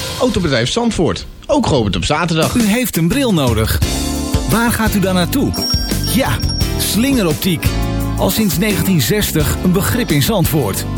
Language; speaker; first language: Dutch; native; Dutch